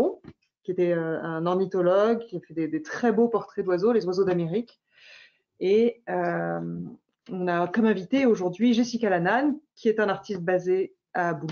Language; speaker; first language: French; native; French